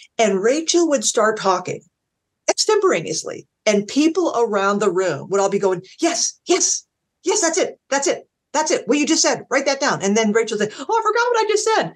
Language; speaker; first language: English; native; English